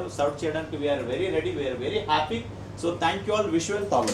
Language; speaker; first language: Telugu; non-native, learner; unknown